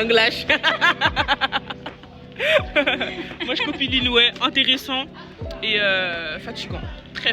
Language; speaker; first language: French; native; French